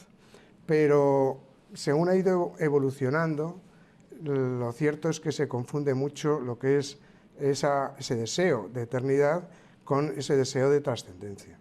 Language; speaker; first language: Spanish; native; Spanish